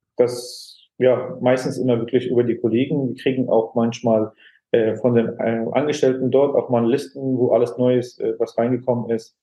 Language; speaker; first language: German; non-native, fluent; Aramaic